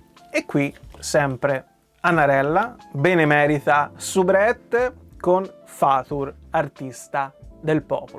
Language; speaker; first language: Italian; native; Italian